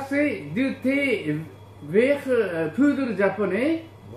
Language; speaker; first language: French; non-native, learner; Japanese